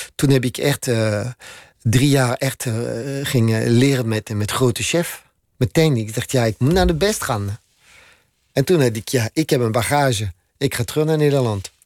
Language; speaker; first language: Dutch; non-native, learner; French